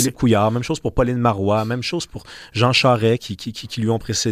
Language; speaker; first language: French; native; French